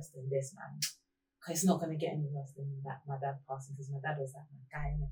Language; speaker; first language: English; native; English